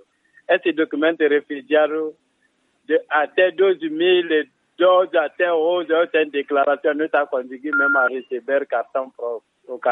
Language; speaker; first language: Portuguese; non-native, learner; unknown